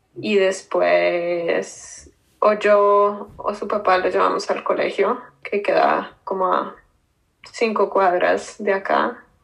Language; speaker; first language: Spanish; native; Spanish